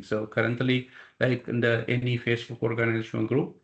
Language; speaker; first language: English; non-native, local second language; Amharic